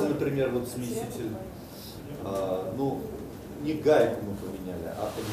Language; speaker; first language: Russian; non-native, learner; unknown